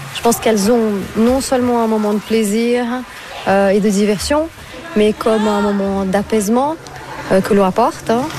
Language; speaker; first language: French; non-native, fluent; Portuguese